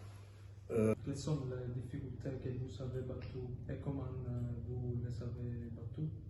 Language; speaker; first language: French; non-native, learner; Italian